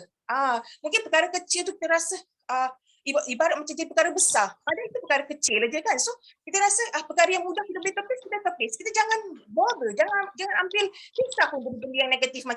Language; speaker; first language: Malay; native; Malay